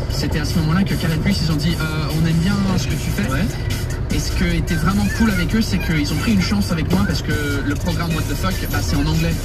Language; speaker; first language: French; non-native, fluent; English